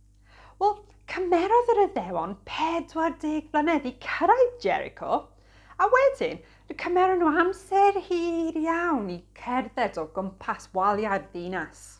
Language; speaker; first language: Welsh; non-native, local second language; English